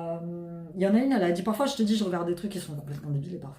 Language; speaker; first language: French; native; French